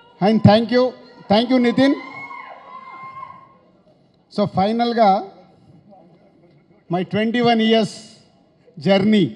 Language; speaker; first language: Telugu; native; Telugu